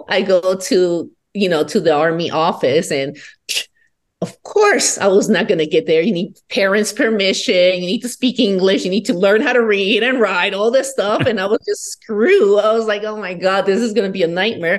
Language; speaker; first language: English; non-native, fluent; Spanish